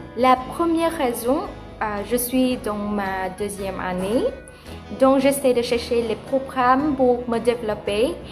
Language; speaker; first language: French; non-native, fluent; Vietnamese